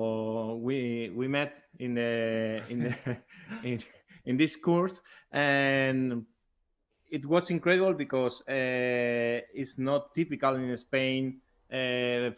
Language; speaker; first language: English; non-native, learner; Spanish